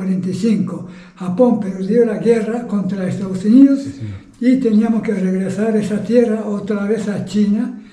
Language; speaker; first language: Spanish; non-native, fluent; Japanese